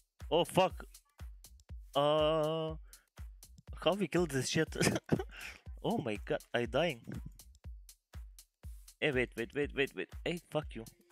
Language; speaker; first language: English; non-native, learner; Lithuanian